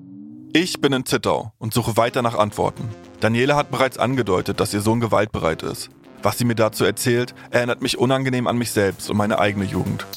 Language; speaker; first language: German; native; German